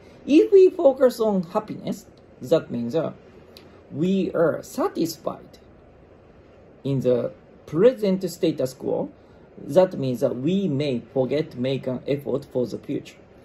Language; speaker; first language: English; non-native, fluent; Japanese